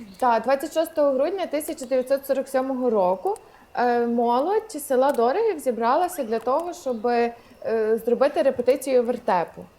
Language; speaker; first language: Ukrainian; native; Ukrainian